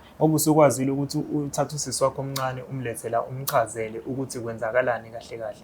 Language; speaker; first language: Zulu; native; Zulu